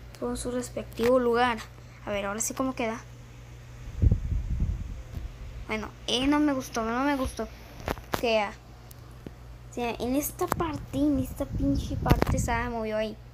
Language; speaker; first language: Spanish; native; Spanish